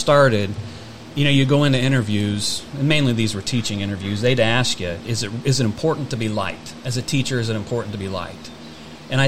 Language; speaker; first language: English; native; English